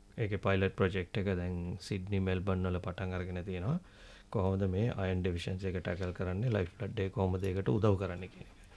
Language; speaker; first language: Sinhala; native; Sinhala